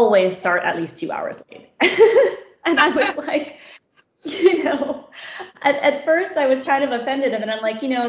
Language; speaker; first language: English; native; English